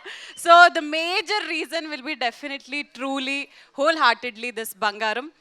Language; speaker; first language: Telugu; native; Telugu